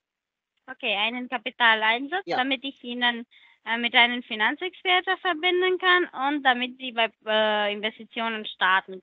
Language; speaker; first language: German; non-native, learner; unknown